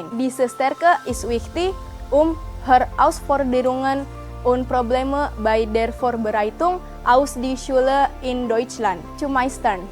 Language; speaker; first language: German; non-native, learner; Indonesian